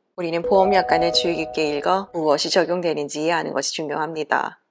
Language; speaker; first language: Korean; native; Korean